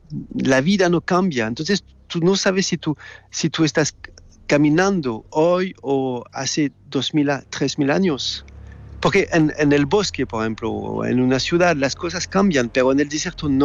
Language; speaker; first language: Spanish; non-native, fluent; French